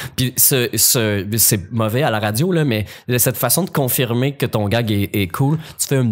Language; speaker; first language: French; native; French